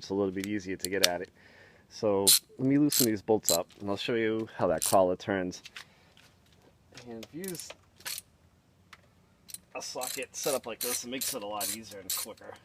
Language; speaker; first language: English; native; English